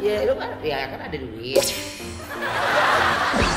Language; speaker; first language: Indonesian; native; Indonesian